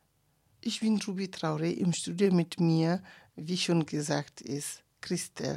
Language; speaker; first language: German; non-native, fluent; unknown